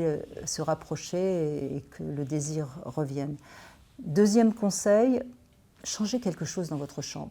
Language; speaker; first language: French; native; French